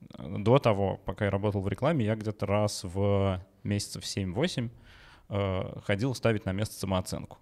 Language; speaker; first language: Russian; native; Russian